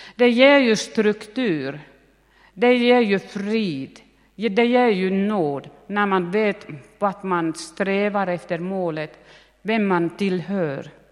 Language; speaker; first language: Swedish; native; Swedish